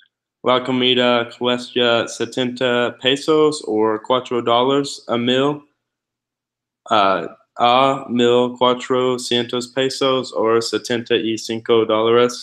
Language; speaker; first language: Spanish; non-native, learner; English